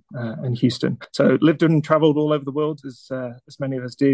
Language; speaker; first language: English; native; English